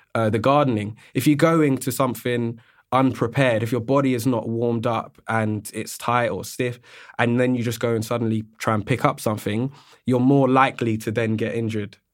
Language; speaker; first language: English; native; English